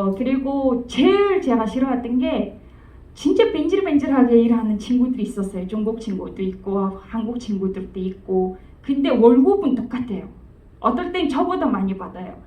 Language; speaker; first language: Korean; non-native, fluent; Mongolian